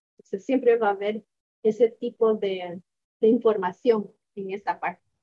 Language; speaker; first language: Spanish; early bilingual, heritage; Spanish